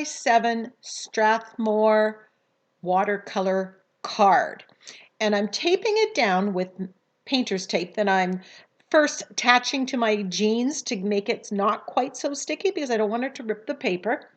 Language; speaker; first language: English; native; English